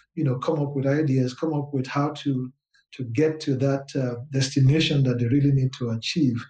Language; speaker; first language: English; non-native, local second language; Yoruba